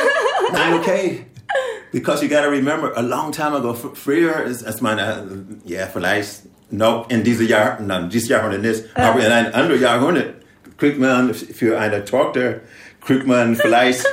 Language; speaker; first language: German; non-native, learner; English